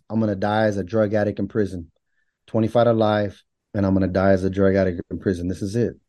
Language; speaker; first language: English; native; English